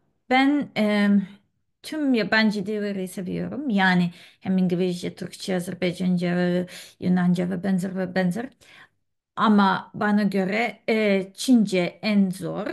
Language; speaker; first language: Turkish; non-native, learner; Serbian